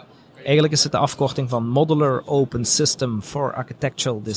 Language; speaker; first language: Dutch; native; Dutch